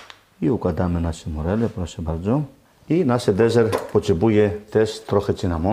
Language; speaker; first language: Polish; non-native, learner; Greek